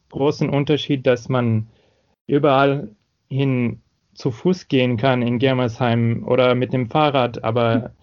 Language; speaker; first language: German; non-native, fluent; English